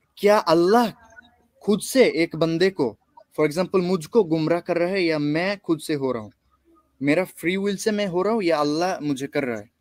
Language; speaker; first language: Hindi; non-native, fluent; Bangla